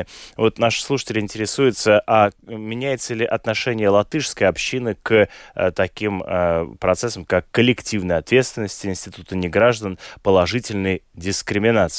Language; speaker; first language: Russian; native; Russian